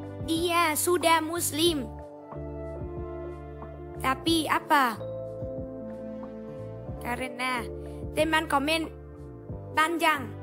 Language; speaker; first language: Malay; non-native, learner; Vietnamese